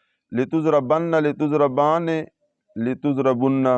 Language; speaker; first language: Arabic; non-native, fluent; Urdu